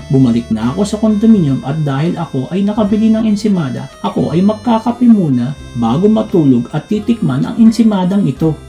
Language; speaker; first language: Filipino; native; Filipino